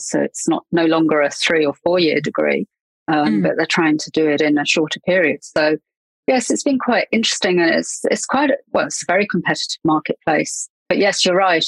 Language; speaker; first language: English; native; English